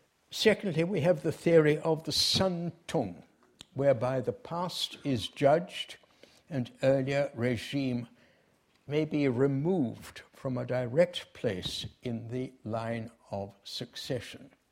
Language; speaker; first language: English; native; English